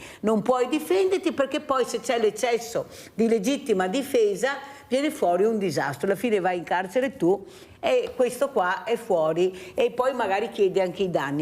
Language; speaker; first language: Italian; native; Italian